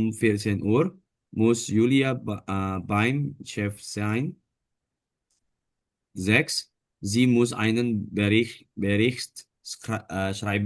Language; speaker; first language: German; non-native, learner; Indonesian